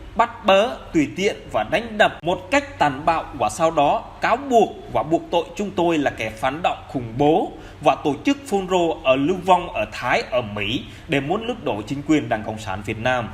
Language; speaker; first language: Vietnamese; non-native, local second language; Jarai